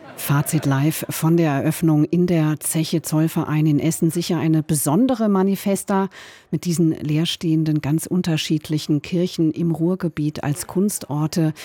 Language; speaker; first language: German; native; German